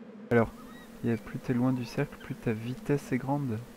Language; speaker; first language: French; native; French